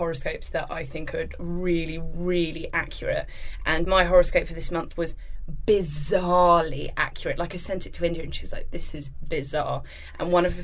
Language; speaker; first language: English; native; English